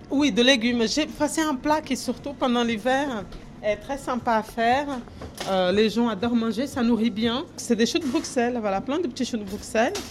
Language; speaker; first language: French; non-native, fluent; Portuguese